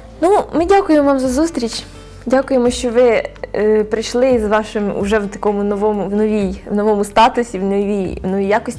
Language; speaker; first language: Ukrainian; native; Ukrainian